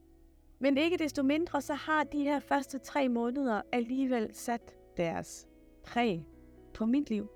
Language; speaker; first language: Danish; native; Danish